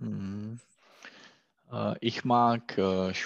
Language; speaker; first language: German; non-native, learner; Czech